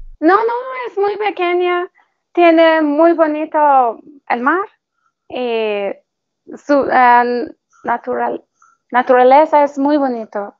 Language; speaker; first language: Spanish; non-native, learner; Persian